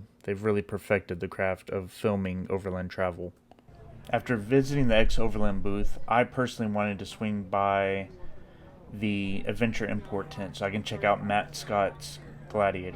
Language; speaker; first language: English; native; English